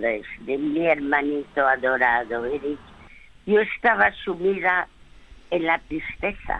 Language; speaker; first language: Spanish; early bilingual, other home language; French